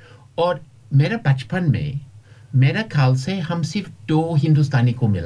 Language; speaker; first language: Hindi; non-native, learner; English